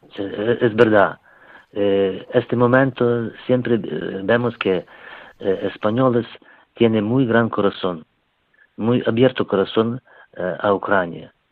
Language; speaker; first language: Spanish; non-native, learner; Ukrainian